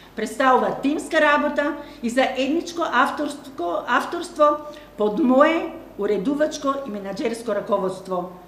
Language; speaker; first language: Macedonian; native; Macedonian